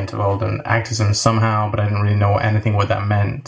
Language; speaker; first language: English; native; English